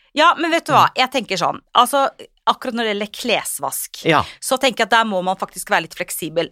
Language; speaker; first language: Norwegian; native; Norwegian